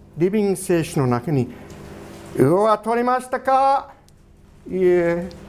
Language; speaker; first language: Japanese; non-native, fluent; English